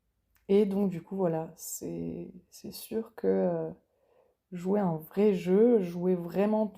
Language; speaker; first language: French; native; French